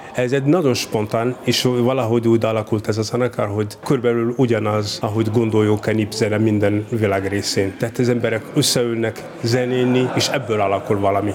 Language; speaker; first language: Hungarian; non-native, fluent; Arabic